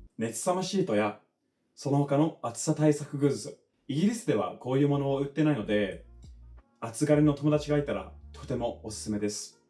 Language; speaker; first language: Japanese; non-native, fluent; English